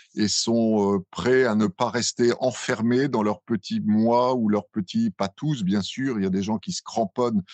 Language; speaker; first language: French; native; French